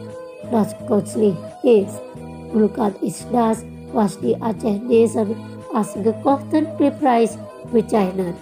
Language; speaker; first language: German; non-native, fluent; Indonesian